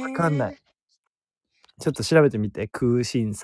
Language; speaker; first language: Japanese; native; Japanese